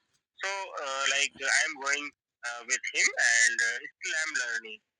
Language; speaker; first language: English; non-native, learner; Hindi